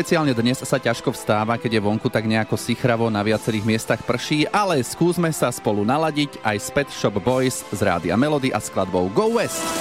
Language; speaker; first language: Slovak; native; Slovak